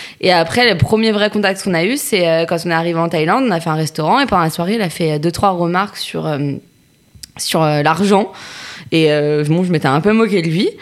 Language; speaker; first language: French; native; French